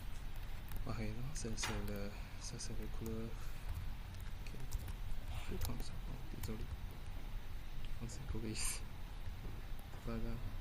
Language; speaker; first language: French; non-native, learner; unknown